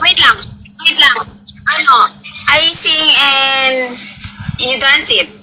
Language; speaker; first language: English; non-native, local second language; Filipino